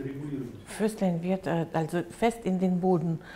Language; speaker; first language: German; non-native, fluent; Russian